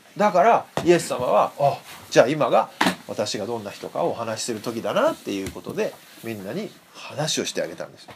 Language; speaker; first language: Japanese; native; Japanese